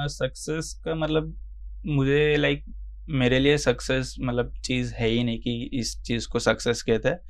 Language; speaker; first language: Hindi; non-native, local second language; Gujarati